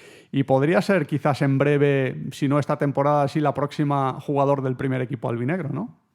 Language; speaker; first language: Spanish; native; Spanish